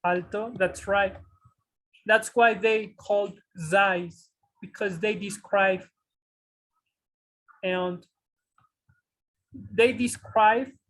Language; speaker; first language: English; non-native, fluent; Spanish